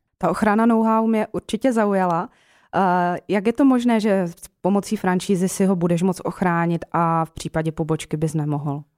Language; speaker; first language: Czech; native; Czech